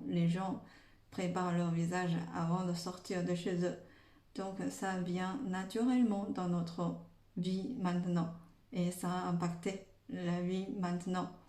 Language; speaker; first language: French; non-native, fluent; Chinese